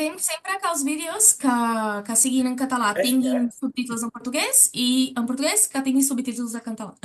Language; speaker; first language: Catalan; non-native, learner; Portuguese